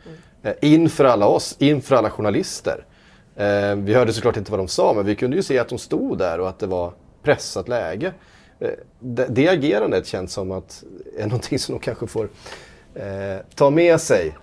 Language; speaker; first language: Swedish; native; Swedish